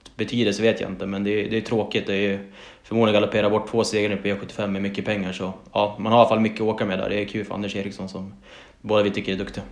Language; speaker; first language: Swedish; native; Swedish